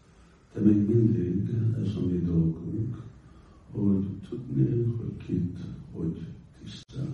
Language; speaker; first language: Hungarian; non-native, learner; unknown